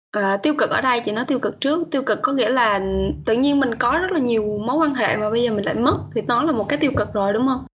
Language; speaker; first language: Vietnamese; native; Vietnamese